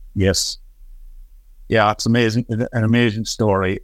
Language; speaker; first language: English; native; English